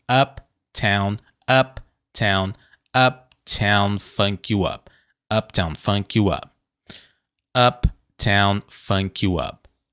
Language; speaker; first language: English; non-native, fluent; Portuguese